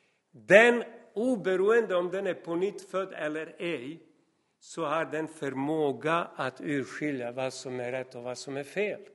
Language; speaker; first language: Swedish; non-native, fluent; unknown